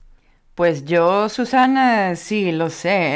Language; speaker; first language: Spanish; non-native, fluent; Dutch